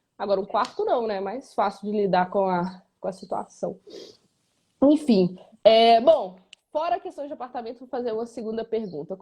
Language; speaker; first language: Portuguese; native; Portuguese